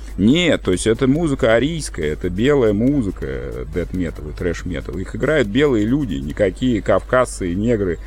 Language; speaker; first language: Russian; native; Russian